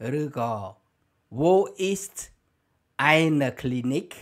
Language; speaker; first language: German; non-native, learner; Khmer